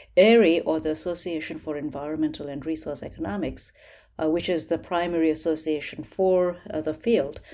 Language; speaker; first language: English; non-native, local second language; Hindi